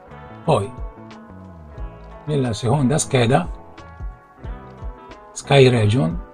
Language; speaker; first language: Italian; native; Italian